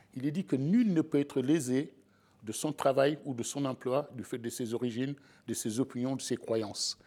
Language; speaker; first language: French; native; French